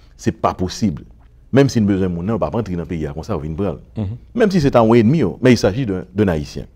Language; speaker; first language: French; non-native, local second language; Haitian Creole